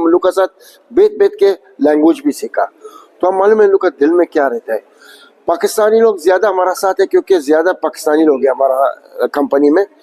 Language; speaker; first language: Hindi; non-native, learner; Arabic